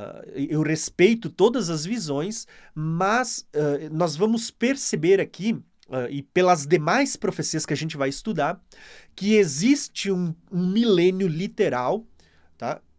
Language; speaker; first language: Portuguese; native; Portuguese